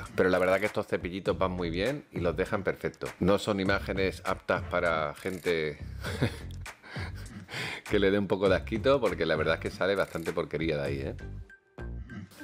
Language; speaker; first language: Spanish; native; Spanish